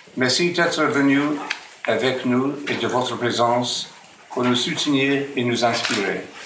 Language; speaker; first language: French; non-native, fluent; English